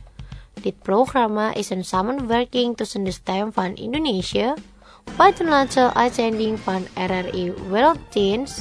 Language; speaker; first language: Dutch; non-native, fluent; Indonesian